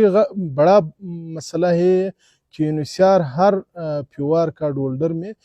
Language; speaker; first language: Hindi; non-native, fluent; Pashto